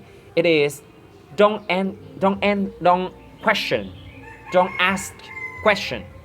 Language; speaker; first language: English; non-native, learner; Vietnamese